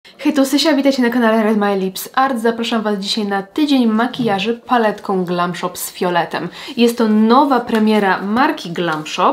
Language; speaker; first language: Polish; native; Polish